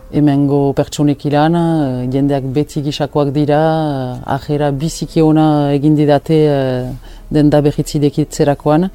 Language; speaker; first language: Basque; native; Basque